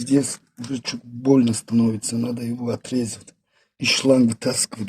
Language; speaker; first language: Russian; non-native, fluent; Tajik